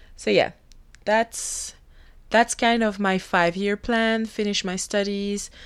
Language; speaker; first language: English; non-native, fluent; French